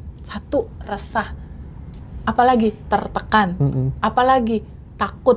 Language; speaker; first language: Indonesian; native; Indonesian